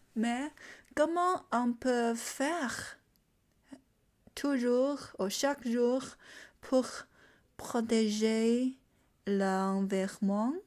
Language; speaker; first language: French; non-native, learner; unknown